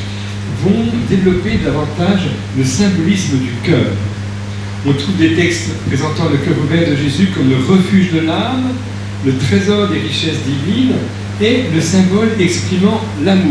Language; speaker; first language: French; native; French